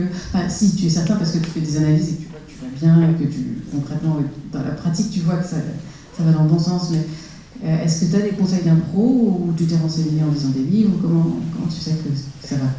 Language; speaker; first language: French; native; French